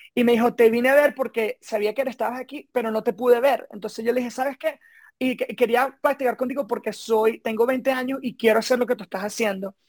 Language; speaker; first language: Spanish; native; Spanish